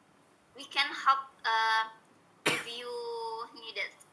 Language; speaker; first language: English; non-native, learner; Indonesian